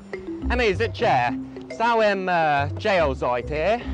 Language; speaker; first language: Vietnamese; non-native, learner; English